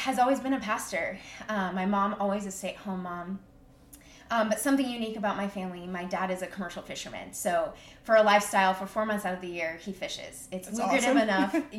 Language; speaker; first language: English; native; English